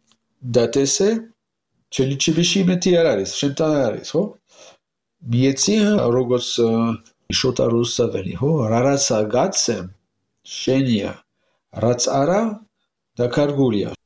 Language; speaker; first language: Georgian; non-native, learner; French